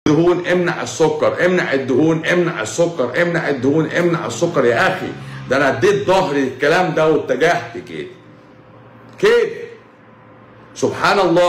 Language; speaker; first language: Arabic; native; Arabic